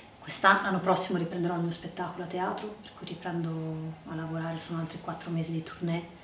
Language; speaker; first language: Italian; native; Italian